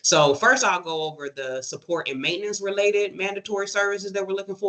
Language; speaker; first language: English; native; English